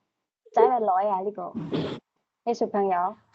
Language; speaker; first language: Cantonese; native; Cantonese